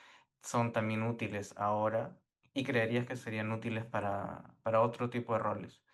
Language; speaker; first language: Spanish; native; Spanish